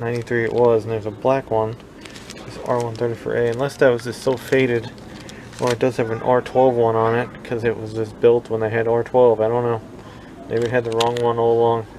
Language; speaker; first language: English; native; English